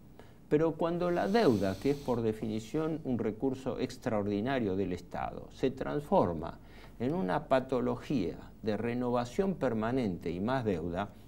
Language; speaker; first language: Spanish; native; Spanish